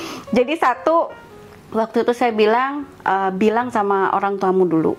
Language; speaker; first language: Indonesian; native; Indonesian